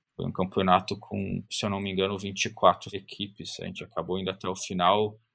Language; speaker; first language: Portuguese; native; Portuguese